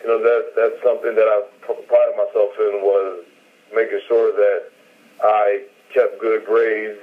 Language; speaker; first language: English; native; English